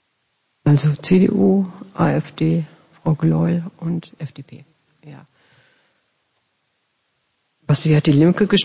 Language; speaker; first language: German; native; German